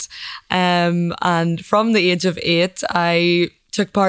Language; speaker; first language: English; native; English